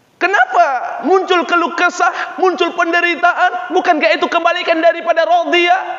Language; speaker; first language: Indonesian; native; Indonesian